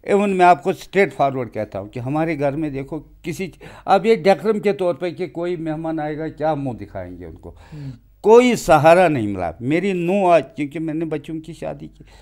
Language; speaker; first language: Hindi; non-native, local second language; Kashmiri